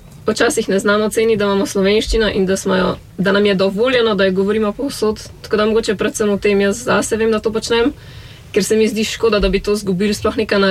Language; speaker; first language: Slovenian; native; Slovenian